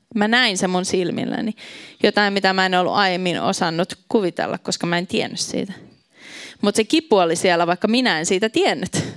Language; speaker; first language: Finnish; native; Finnish